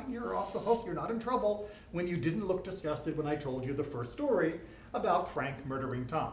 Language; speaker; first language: English; native; English